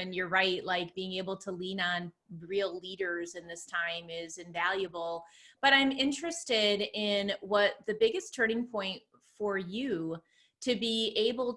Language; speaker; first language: English; native; English